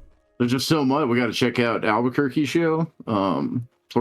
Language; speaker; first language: English; native; English